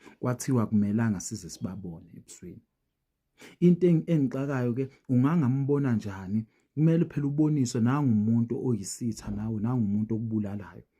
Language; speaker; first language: Zulu; native; Zulu